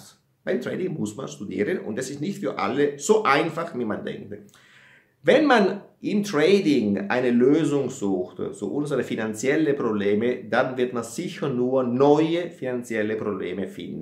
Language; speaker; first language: German; non-native, fluent; Italian